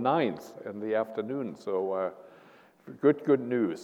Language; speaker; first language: English; non-native, fluent; German